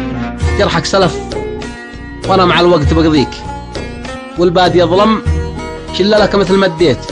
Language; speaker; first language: Arabic; native; Arabic